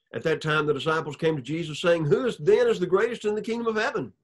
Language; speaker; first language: English; native; English